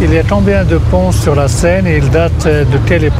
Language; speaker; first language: French; non-native, local second language; Arabic